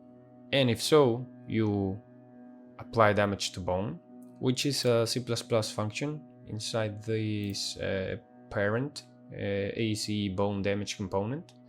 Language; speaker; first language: English; non-native, fluent; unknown